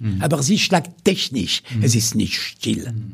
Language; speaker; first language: German; non-native, fluent; French